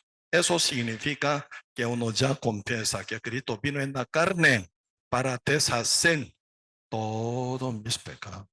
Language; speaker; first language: Spanish; non-native, learner; Korean